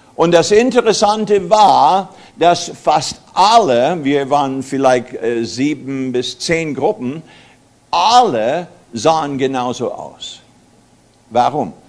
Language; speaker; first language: German; non-native, fluent; English